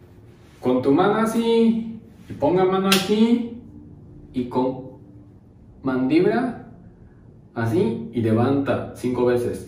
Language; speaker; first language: Spanish; non-native, learner; Japanese